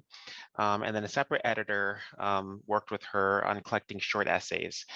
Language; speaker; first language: English; native; English